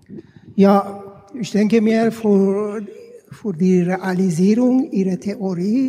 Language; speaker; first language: German; non-native, fluent; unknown